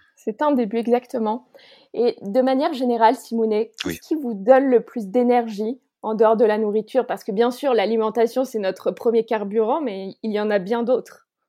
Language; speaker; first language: French; native; French